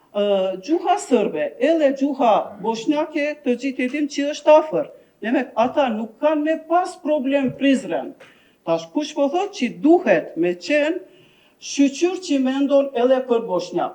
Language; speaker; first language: Albanian; non-native, local second language; Turkish